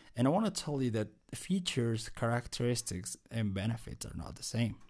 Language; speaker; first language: English; non-native, fluent; Spanish